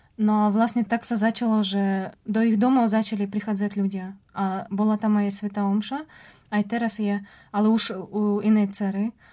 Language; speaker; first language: Slovak; non-native, fluent; Russian